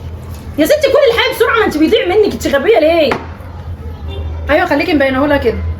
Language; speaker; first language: Arabic; native; Arabic